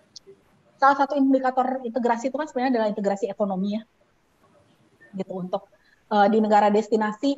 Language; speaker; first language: Indonesian; native; Indonesian